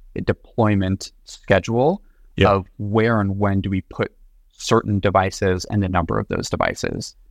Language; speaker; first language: English; native; English